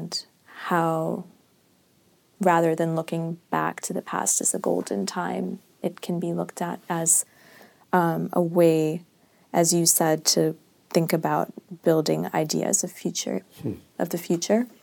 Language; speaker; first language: English; non-native, local second language; Urdu